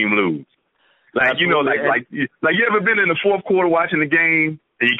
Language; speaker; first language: English; native; English